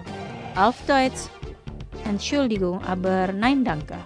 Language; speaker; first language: German; non-native, fluent; Indonesian